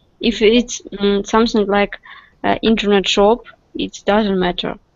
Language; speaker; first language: English; non-native, learner; Russian